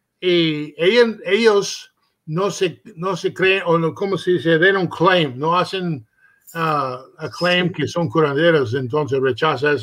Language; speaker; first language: Spanish; early bilingual, heritage; Spanish